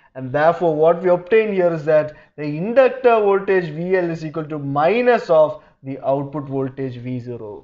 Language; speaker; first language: English; non-native, local second language; Malayalam